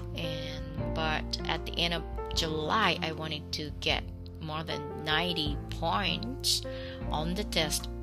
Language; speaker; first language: English; non-native, fluent; Japanese